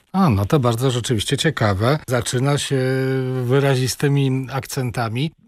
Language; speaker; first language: Polish; native; Polish